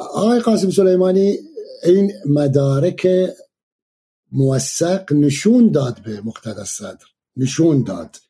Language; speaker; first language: Persian; non-native, fluent; Arabic